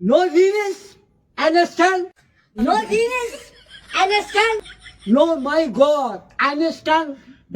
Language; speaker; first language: English; non-native, learner; Bangla